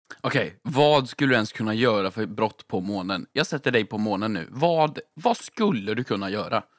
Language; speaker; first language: Swedish; native; Swedish